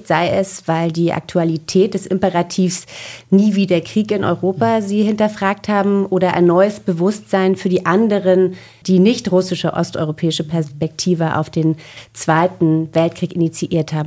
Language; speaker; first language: German; native; German